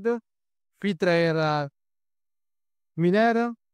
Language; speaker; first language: French; non-native, learner; Italian